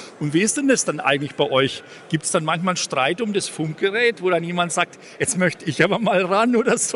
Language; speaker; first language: German; native; German